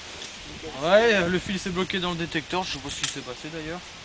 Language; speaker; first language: French; native; French